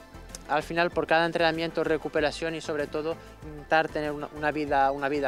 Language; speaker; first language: Spanish; non-native, fluent; French